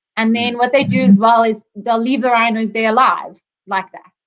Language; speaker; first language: English; native; English